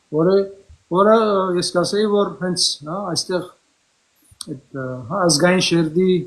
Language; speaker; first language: Armenian; early bilingual, heritage; Armenian